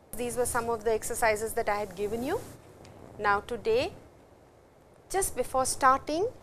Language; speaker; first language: English; non-native, local second language; Hindi